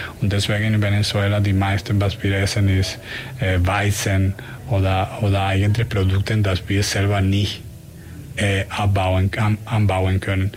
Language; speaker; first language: German; non-native, learner; Spanish